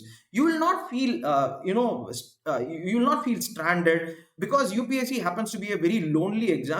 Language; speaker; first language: English; non-native, local second language; Tamil